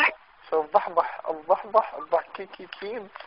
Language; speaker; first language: Arabic; native; Arabic